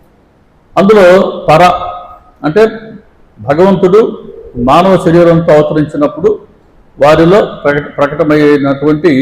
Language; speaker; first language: Telugu; native; Telugu